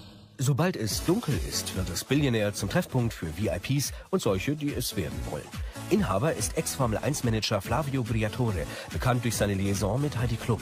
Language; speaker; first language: German; native; German